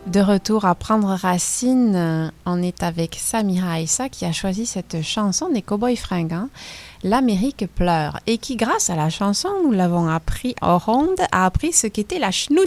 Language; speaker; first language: French; native; French